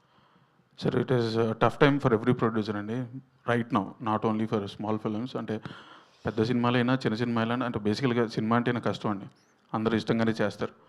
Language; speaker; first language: Telugu; native; Telugu